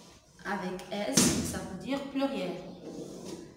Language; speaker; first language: French; non-native, local second language; Arabic